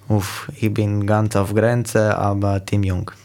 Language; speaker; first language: German; non-native, fluent; Slovenian